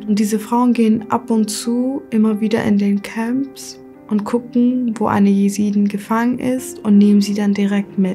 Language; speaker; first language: German; early bilingual, other home language; Kurdish